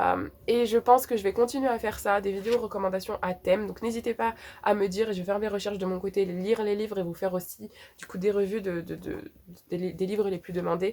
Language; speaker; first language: French; native; French